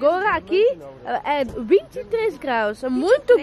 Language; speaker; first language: Portuguese; non-native, learner; Dutch